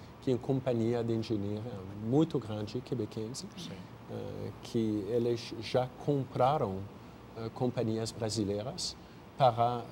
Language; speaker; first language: Portuguese; non-native, fluent; French